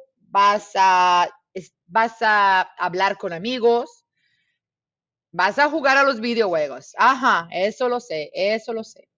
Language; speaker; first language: Spanish; non-native, fluent; English